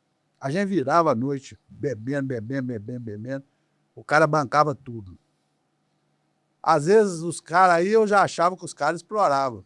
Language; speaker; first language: Portuguese; native; Portuguese